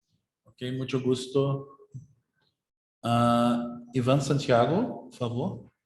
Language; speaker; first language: Spanish; non-native, learner; Portuguese